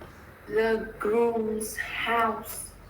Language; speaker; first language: English; non-native, learner; Vietnamese